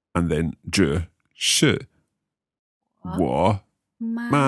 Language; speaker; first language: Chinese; non-native, learner; English